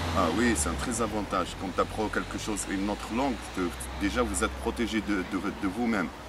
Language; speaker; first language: French; non-native, local second language; Arabic